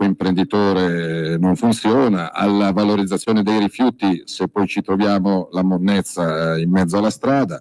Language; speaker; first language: Italian; native; Italian